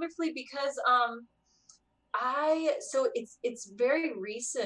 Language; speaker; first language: English; native; English